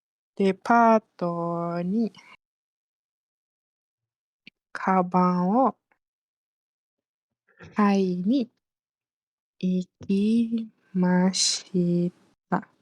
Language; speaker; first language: Japanese; non-native, fluent; Malay